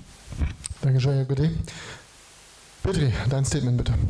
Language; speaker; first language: German; native; German